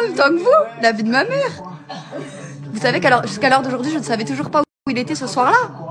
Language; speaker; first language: French; native; French